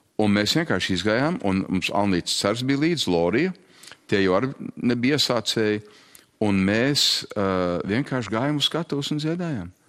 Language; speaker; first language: Latvian; early bilingual, heritage; Latvian